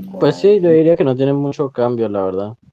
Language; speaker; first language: Spanish; native; Spanish